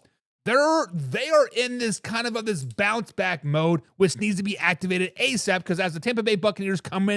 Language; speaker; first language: English; native; English